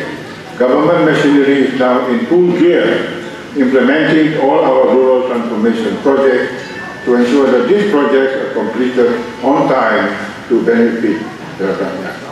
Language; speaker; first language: English; non-native, local second language; Malay